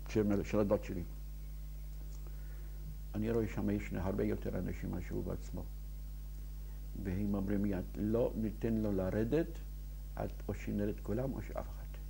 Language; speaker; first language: Hebrew; non-native, fluent; Yiddish